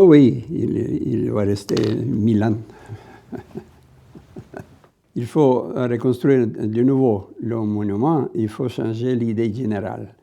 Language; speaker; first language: French; non-native, fluent; Bulgarian